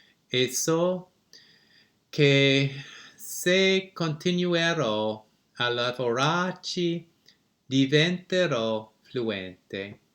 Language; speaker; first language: Italian; non-native, learner; English